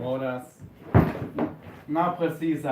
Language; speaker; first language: Portuguese; non-native, learner; German